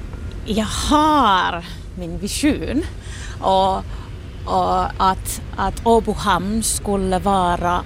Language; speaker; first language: Swedish; non-native, local second language; Finnish